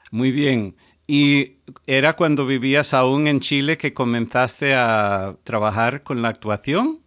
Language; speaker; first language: Spanish; non-native, fluent; English